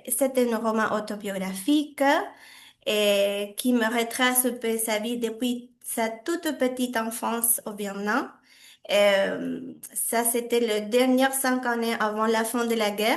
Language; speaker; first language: French; non-native, fluent; Spanish